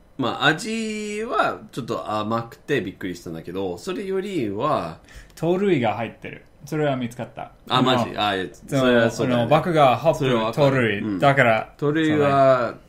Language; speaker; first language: Japanese; non-native, fluent; English